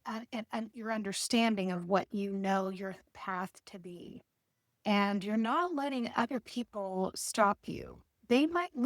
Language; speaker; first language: English; native; English